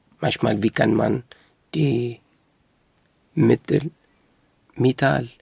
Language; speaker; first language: German; non-native, local second language; Arabic